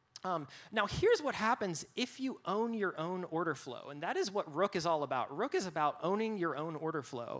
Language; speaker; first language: English; native; English